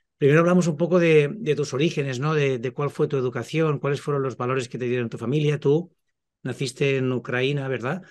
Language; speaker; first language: Spanish; native; Spanish